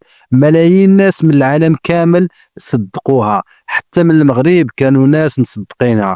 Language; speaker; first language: Arabic; native; Arabic